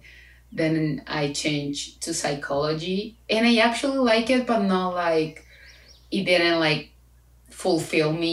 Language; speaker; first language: English; non-native, fluent; Spanish